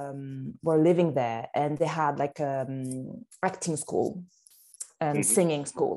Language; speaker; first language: English; non-native, fluent; French